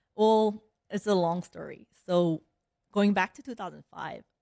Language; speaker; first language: English; early bilingual, other home language; Korean